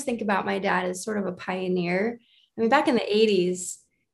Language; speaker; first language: English; native; English